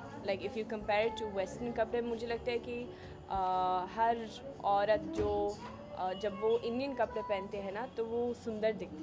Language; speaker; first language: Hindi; non-native, fluent; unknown